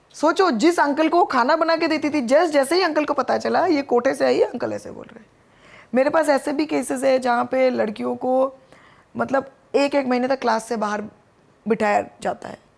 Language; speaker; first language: Hindi; non-native, local second language; Bangla